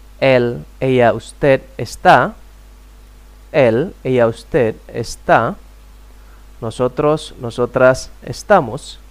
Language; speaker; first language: Spanish; non-native, fluent; Indonesian